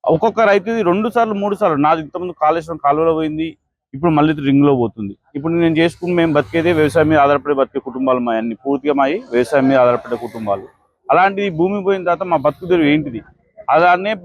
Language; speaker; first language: Telugu; native; Telugu